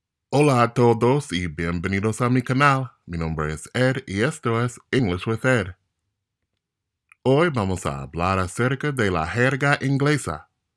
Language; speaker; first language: Spanish; non-native, fluent; English